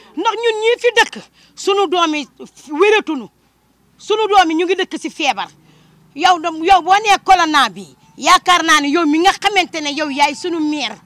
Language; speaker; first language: Wolof; native; Wolof